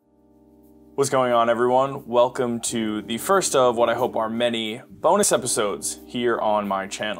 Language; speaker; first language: English; native; English